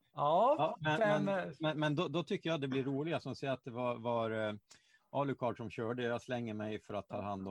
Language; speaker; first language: Swedish; native; Swedish